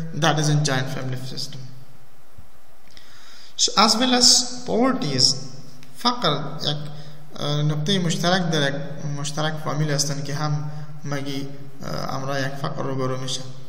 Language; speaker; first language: English; non-native, fluent; Persian